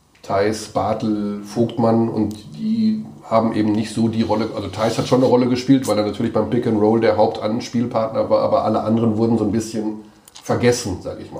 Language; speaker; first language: German; native; German